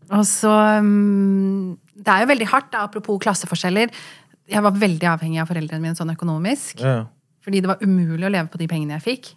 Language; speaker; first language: Norwegian; early bilingual, other home language; Kurdish